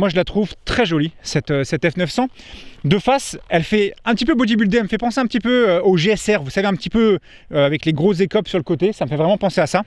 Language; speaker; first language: French; native; French